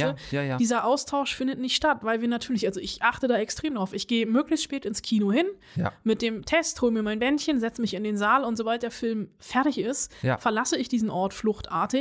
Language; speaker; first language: German; native; German